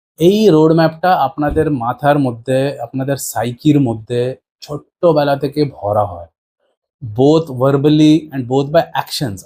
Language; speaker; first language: Bangla; early bilingual, heritage; Bangla